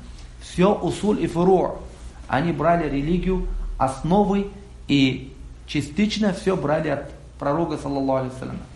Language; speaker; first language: Russian; non-native, local second language; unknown